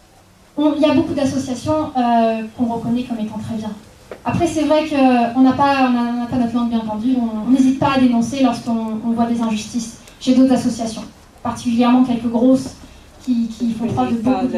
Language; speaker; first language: French; native; French